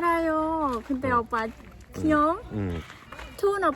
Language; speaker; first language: Korean; non-native, learner; Khmer